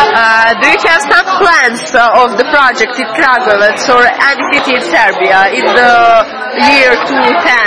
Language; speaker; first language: English; non-native, learner; Serbian